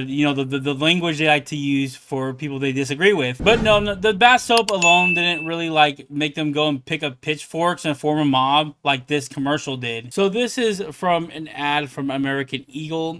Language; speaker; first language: English; native; English